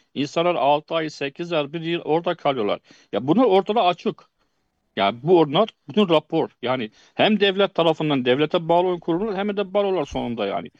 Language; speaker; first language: Turkish; non-native, fluent; Arabic